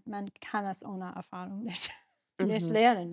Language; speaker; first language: German; non-native, learner; English